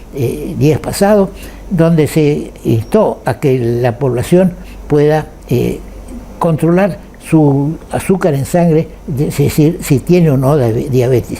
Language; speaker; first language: Spanish; native; Spanish